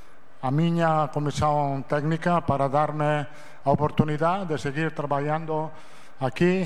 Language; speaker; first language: Portuguese; non-native, fluent; Italian